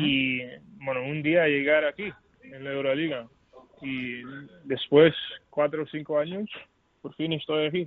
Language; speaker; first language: Spanish; non-native, learner; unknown